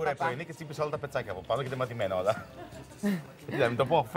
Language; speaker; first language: Greek; native; Greek